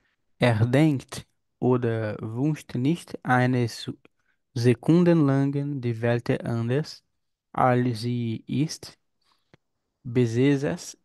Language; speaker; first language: German; non-native, learner; Portuguese